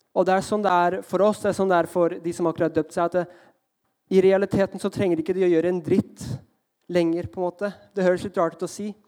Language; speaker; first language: Norwegian; early bilingual, heritage; Norwegian